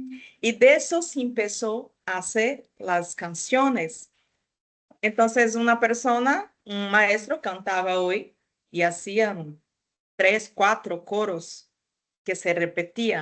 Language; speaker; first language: Spanish; non-native, fluent; Portuguese